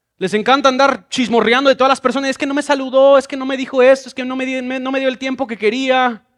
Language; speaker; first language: Spanish; non-native, fluent; English